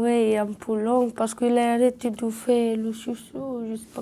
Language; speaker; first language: French; non-native, learner; Romanian